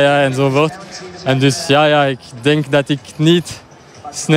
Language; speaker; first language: Dutch; non-native, local second language; French